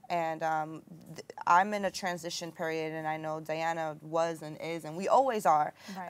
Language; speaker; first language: English; native; English